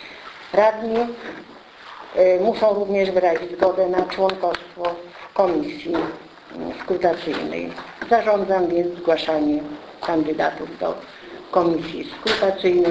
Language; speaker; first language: Polish; native; Polish